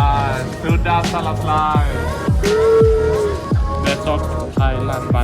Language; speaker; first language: Indonesian; non-native, learner; Swedish